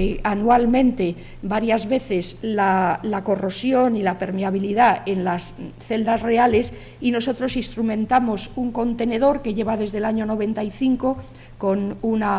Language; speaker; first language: Spanish; native; Spanish